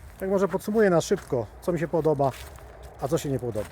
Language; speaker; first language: Polish; native; Polish